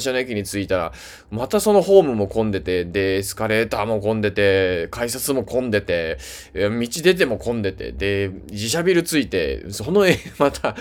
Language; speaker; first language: Japanese; native; Japanese